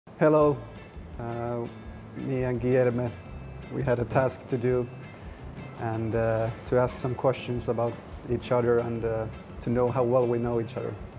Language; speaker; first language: English; non-native, fluent; Finnish